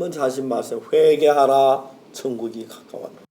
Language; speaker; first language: Korean; native; Korean